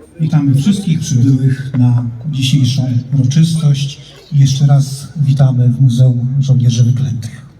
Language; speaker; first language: Polish; native; Polish